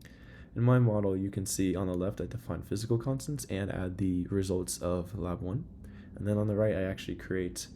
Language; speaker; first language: English; native; English